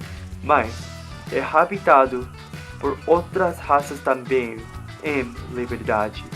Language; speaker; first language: Portuguese; non-native, learner; English